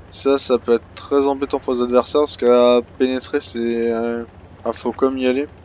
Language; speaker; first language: French; native; French